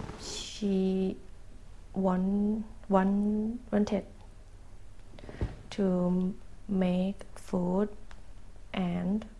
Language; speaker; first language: English; non-native, learner; Thai